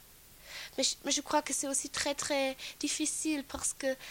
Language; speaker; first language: French; non-native, fluent; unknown